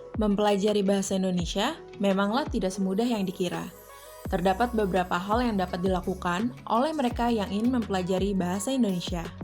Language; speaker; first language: Indonesian; native; Indonesian